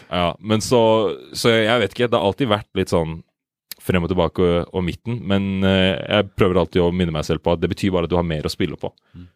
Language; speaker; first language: Norwegian; early bilingual, other home language; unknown